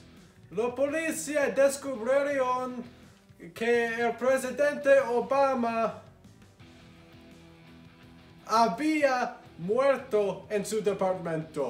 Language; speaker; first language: Spanish; non-native, learner; English